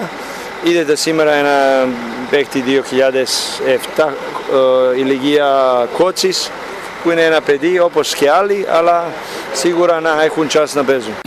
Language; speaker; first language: Greek; non-native, fluent; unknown